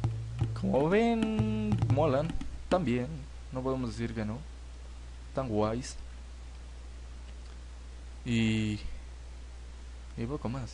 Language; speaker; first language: Spanish; native; Spanish